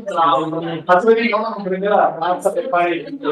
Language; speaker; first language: Italian; native; Italian